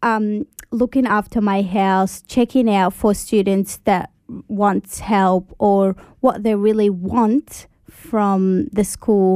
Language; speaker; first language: English; early bilingual, other home language; Arabic